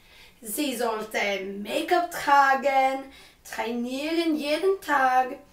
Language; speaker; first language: German; non-native, learner; Swedish